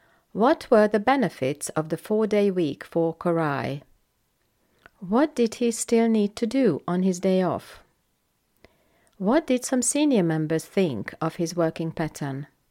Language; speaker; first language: English; non-native, fluent; Hungarian